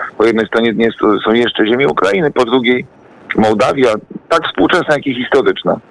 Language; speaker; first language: Polish; native; Polish